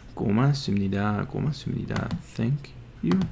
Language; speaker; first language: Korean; non-native, learner; English